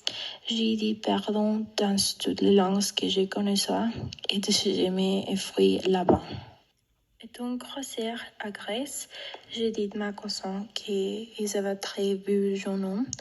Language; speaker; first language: French; non-native, learner; Spanish